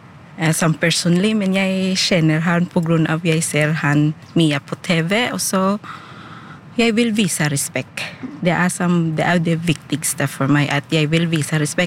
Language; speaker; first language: Norwegian; non-native, learner; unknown